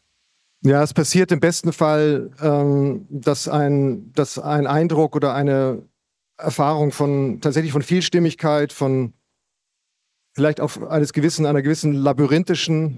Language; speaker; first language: German; native; German